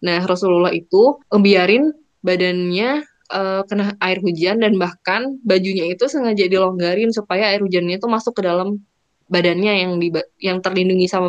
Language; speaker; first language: Indonesian; native; Indonesian